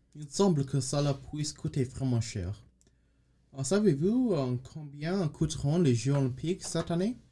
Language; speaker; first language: French; non-native, learner; English